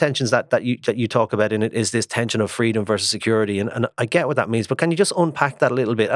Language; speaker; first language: English; native; English